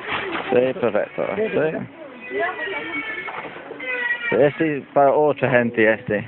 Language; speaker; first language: Spanish; non-native, learner; English